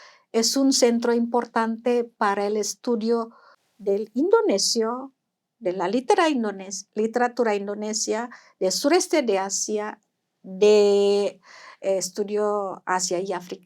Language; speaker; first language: Spanish; non-native, fluent; Indonesian